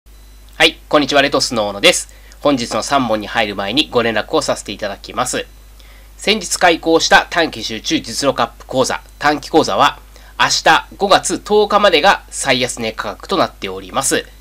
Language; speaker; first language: Japanese; native; Japanese